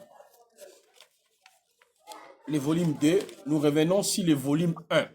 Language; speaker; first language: French; non-native, local second language; Lingala